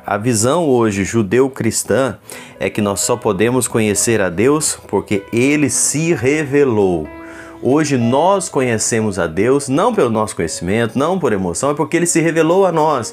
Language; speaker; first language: Portuguese; native; Portuguese